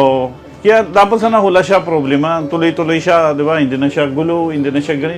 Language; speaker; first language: Filipino; non-native, learner; Punjabi